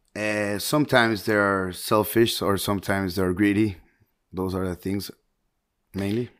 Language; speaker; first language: English; early bilingual, heritage; Spanish